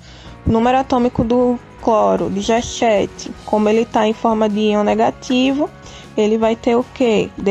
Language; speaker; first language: Portuguese; native; Portuguese